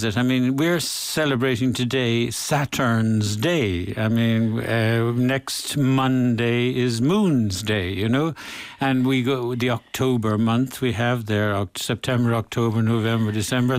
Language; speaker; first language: English; native; English